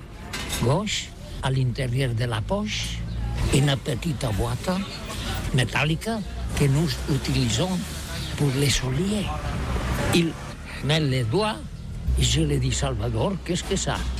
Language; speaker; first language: French; non-native, learner; Catalan